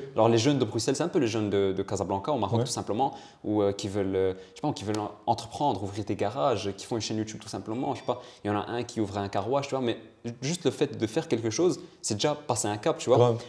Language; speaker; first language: French; early bilingual, other home language; Italian